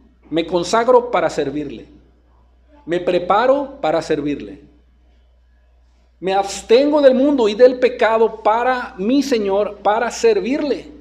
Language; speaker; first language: Spanish; native; Spanish